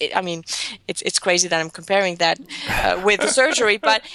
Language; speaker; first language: English; non-native, fluent; Greek